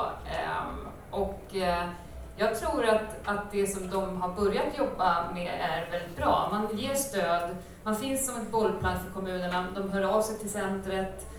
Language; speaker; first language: Swedish; native; Swedish